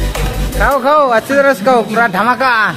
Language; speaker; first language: Hindi; non-native, local second language; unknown